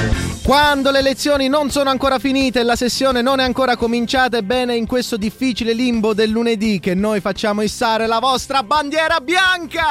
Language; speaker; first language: Italian; native; Italian